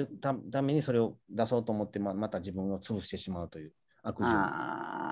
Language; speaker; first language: Japanese; native; Japanese